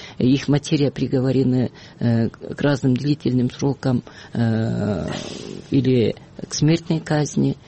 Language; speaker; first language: Russian; non-native, local second language; Kyrgyz